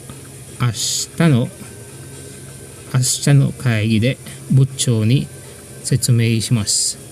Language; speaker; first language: Japanese; non-native, fluent; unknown